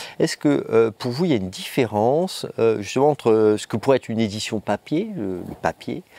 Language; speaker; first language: French; native; French